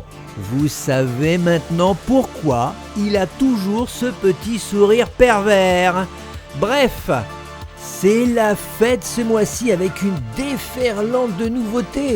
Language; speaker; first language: French; native; French